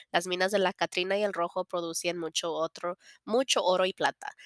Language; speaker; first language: Spanish; early bilingual, heritage; Spanish